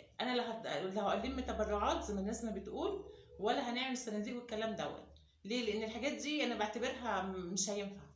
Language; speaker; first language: Arabic; native; Arabic